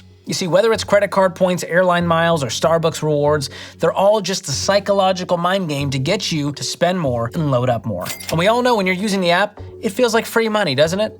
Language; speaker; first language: English; native; English